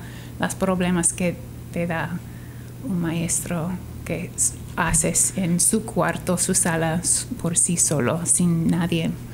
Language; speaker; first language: Spanish; non-native, fluent; English